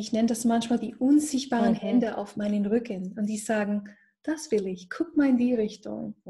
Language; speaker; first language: German; non-native, fluent; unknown